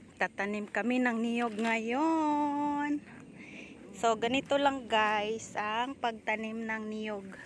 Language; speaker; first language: Filipino; non-native, local second language; Cebuano